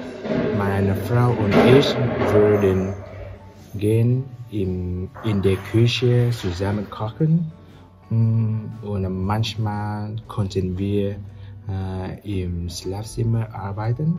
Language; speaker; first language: German; non-native, learner; Vietnamese